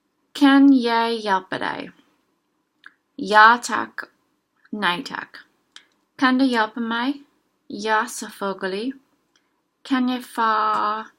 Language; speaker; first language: Norwegian; non-native, learner; English